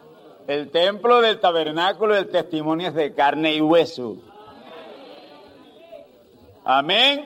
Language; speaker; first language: Spanish; native; Spanish